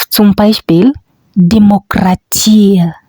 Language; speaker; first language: German; non-native, fluent; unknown